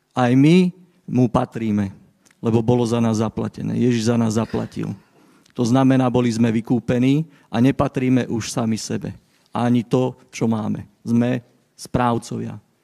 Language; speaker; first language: Slovak; native; Slovak